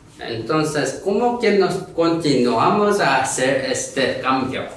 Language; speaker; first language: Spanish; non-native, learner; Korean